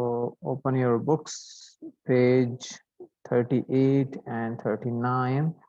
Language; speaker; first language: English; non-native, learner; Arabic